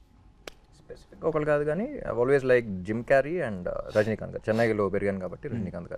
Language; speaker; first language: Telugu; native; Telugu